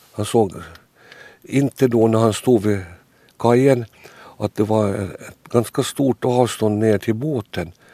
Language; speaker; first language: Swedish; native; Swedish